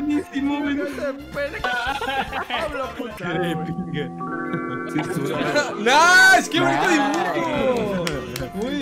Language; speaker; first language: Spanish; native; Spanish